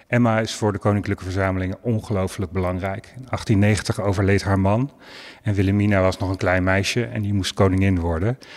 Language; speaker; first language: Dutch; native; Dutch